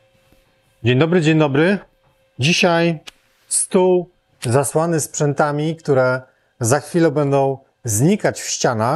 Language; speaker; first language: Polish; native; Polish